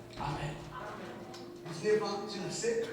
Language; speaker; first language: French; non-native, local second language; Lingala